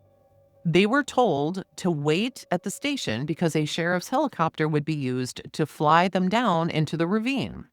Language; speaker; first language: English; native; English